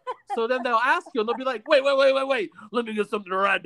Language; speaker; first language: English; early bilingual, other home language; Spanish